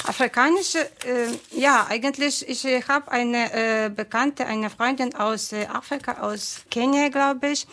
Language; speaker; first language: German; non-native, fluent; Ukrainian